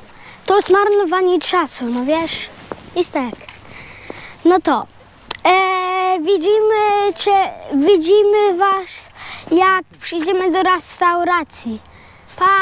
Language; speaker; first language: Polish; early bilingual, heritage; English